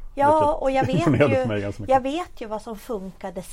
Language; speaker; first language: Swedish; native; Swedish